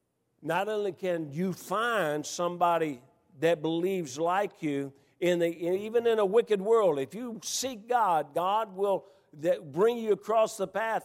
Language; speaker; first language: English; native; English